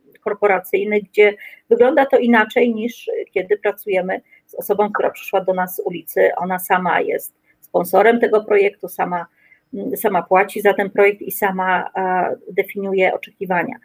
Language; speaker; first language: Polish; native; Polish